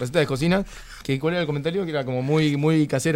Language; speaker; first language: Spanish; native; Spanish